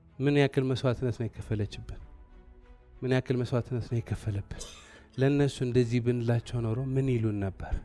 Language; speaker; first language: Amharic; non-native, local second language; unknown